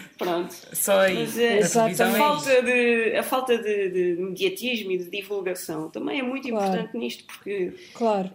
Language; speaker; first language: Portuguese; native; Portuguese